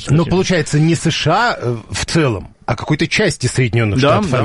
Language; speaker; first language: Russian; native; Russian